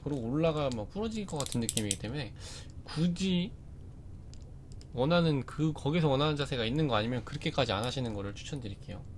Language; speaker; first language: Korean; native; Korean